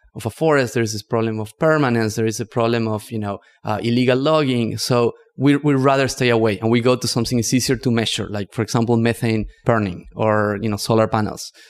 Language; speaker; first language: English; non-native, fluent; Spanish